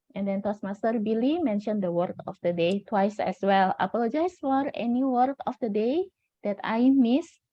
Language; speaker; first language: English; non-native, fluent; Indonesian